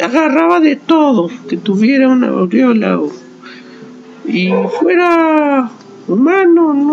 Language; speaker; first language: Spanish; native; Spanish